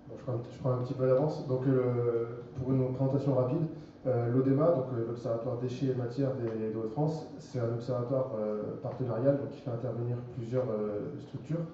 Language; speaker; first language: French; native; French